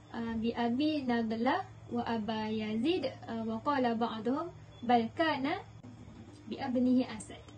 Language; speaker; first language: Arabic; non-native, learner; Malay